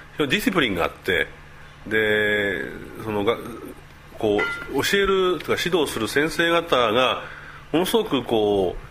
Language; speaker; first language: Japanese; native; Japanese